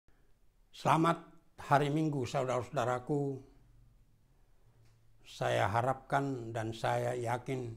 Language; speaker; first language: Indonesian; non-native, local second language; Batak Toba